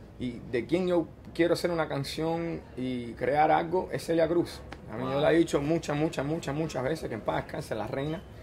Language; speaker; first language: Spanish; early bilingual, heritage; Spanish